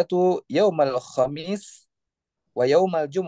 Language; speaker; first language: Arabic; non-native, learner; Indonesian